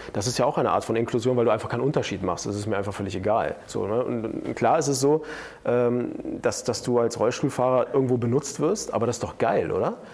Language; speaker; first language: German; early bilingual, other home language; Turkish